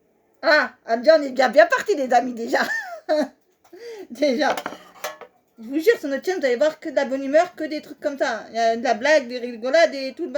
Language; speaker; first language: French; native; French